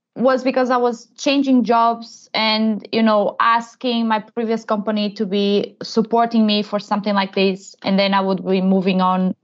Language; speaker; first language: English; non-native, fluent; Portuguese